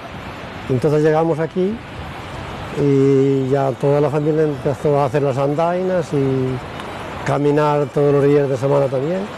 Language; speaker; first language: Spanish; non-native, fluent; English